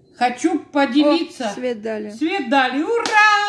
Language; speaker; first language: Russian; non-native, local second language; Georgian